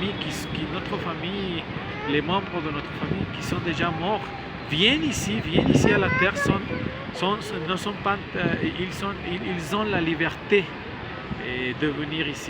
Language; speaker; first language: French; non-native, learner; Spanish